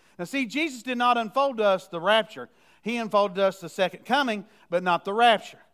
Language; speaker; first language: English; native; English